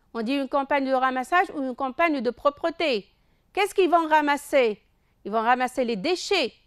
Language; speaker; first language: French; non-native, local second language; Arabic